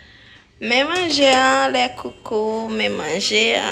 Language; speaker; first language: French; non-native, local second language; Haitian Creole